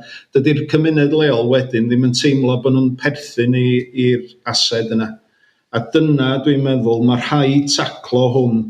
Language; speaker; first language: Welsh; native; Welsh